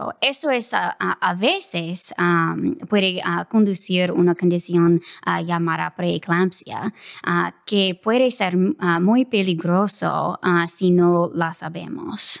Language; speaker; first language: Spanish; non-native, fluent; English